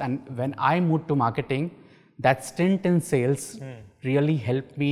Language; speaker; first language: English; non-native, local second language; Marathi